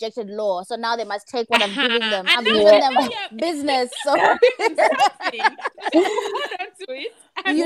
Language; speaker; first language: English; early bilingual, other home language; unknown